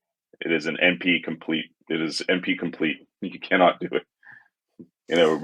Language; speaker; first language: English; native; English